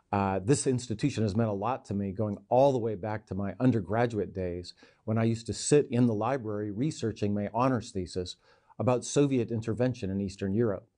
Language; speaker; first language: English; native; English